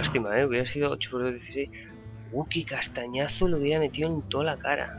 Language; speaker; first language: Spanish; native; Spanish